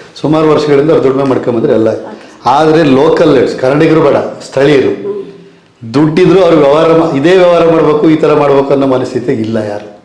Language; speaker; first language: Kannada; native; Kannada